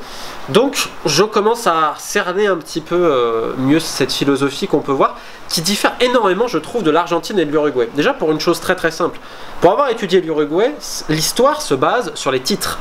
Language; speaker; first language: French; native; French